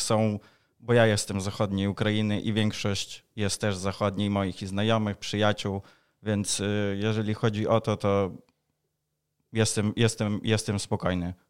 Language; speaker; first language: Polish; non-native, fluent; Ukrainian